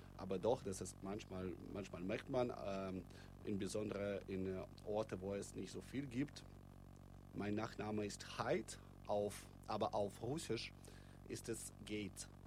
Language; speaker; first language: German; non-native, fluent; Russian